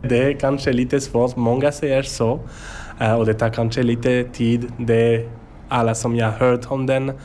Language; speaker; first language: Swedish; non-native, learner; French